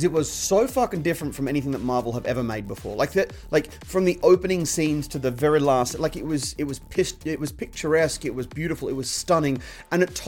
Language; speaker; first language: English; native; English